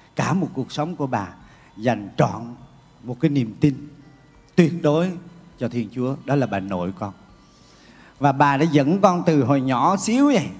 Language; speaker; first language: Vietnamese; native; Vietnamese